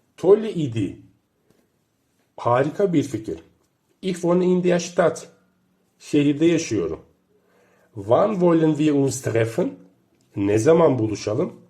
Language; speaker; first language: Turkish; native; Turkish